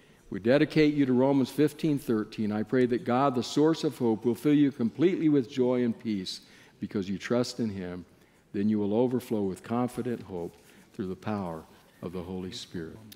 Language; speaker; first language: English; native; English